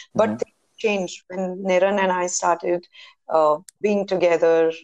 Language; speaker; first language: English; non-native, local second language; Hindi